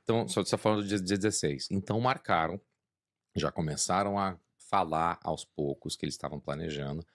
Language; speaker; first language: Portuguese; native; Portuguese